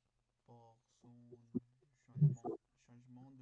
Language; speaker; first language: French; non-native, learner; Spanish